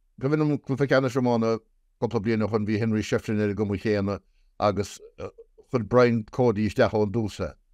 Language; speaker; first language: Irish; native; Irish